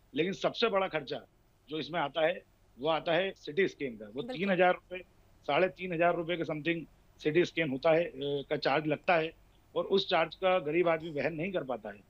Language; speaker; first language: Hindi; native; Hindi